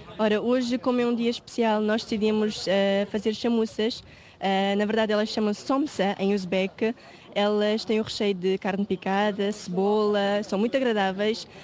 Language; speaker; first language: Portuguese; early bilingual, other home language; Uzbek